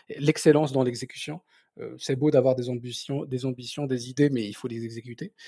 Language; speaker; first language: French; non-native, local second language; Berber languages